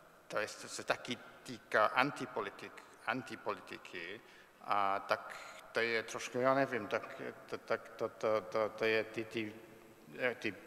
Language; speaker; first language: Czech; non-native, fluent; English